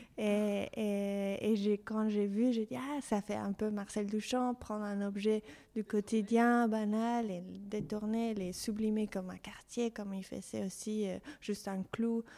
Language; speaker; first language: French; non-native, fluent; Spanish